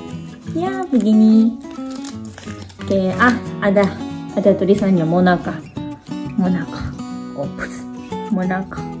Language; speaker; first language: Indonesian; non-native, fluent; Japanese